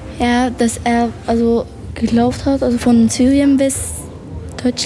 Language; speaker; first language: German; non-native, learner; Arabic